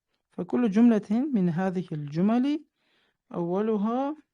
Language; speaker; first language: Arabic; non-native, fluent; Uzbek